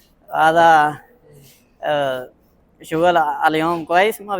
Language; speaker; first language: Arabic; non-native, learner; Punjabi